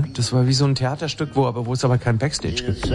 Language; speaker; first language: German; native; German